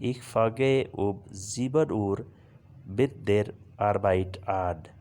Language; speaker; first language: German; non-native, fluent; Urdu